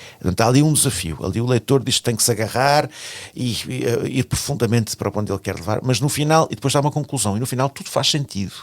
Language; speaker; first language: Portuguese; native; Portuguese